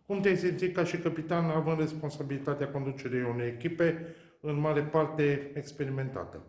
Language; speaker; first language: Romanian; native; Romanian